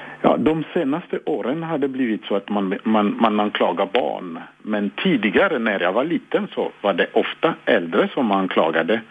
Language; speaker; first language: Swedish; non-native, fluent; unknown